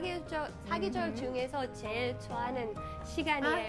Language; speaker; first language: Korean; non-native, fluent; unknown